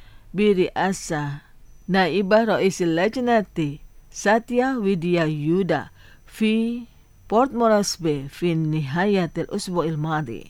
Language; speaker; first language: Arabic; non-native, fluent; Indonesian